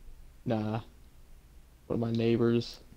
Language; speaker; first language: English; native; English